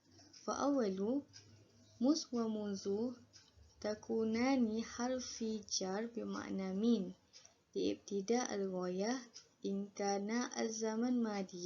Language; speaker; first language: Arabic; non-native, learner; Malay